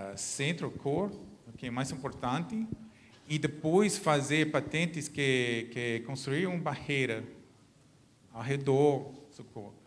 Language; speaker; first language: Portuguese; non-native, learner; English